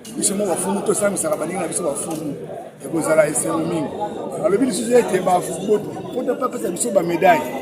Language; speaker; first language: Lingala; non-native, local second language; Kongo